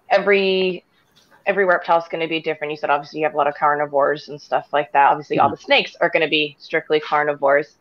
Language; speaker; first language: English; native; English